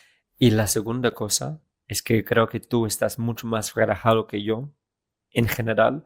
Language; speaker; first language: Spanish; non-native, fluent; English